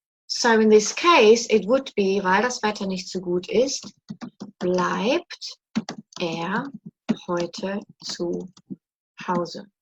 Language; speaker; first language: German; non-native, fluent; English